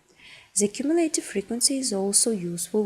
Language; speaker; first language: English; non-native, fluent; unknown